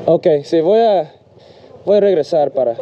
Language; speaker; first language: Spanish; non-native, learner; English